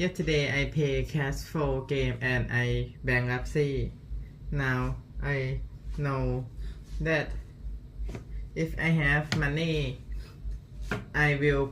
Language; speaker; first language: English; non-native, learner; Thai